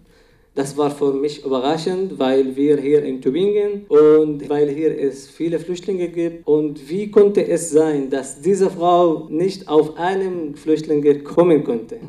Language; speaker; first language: German; non-native, fluent; Arabic